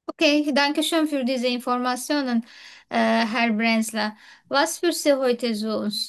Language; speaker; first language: German; non-native, learner; Turkish